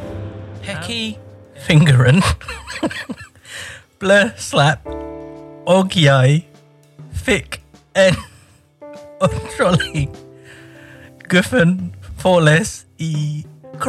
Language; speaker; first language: Norwegian; non-native, learner; English